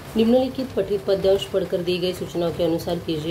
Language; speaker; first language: Hindi; non-native, local second language; Marathi